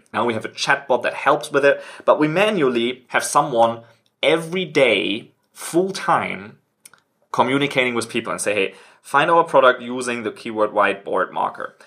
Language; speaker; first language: English; non-native, fluent; German